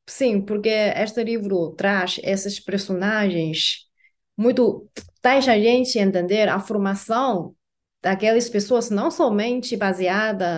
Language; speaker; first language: Portuguese; non-native, fluent; Chinese